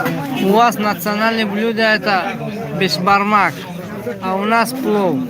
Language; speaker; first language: Russian; non-native, learner; Tajik